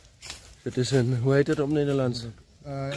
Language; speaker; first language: Dutch; non-native, learner; German